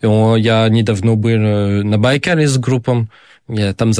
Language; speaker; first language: Russian; non-native, learner; French